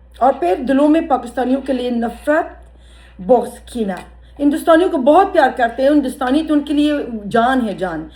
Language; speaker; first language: Urdu; early bilingual, heritage; Urdu